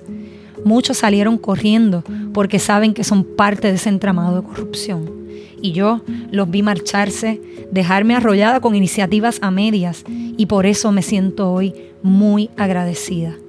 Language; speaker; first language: Spanish; native; Spanish